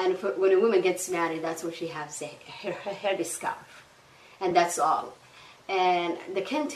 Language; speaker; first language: English; non-native, fluent; Somali